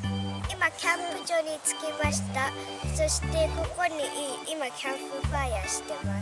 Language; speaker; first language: Japanese; early bilingual, heritage; Japanese